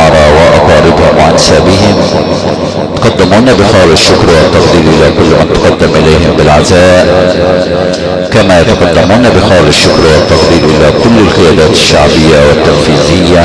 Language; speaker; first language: Arabic; native; Arabic